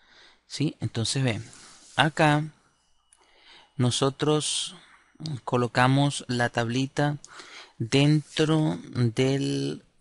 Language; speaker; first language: Spanish; native; Spanish